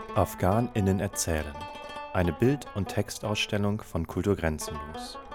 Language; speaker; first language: German; native; German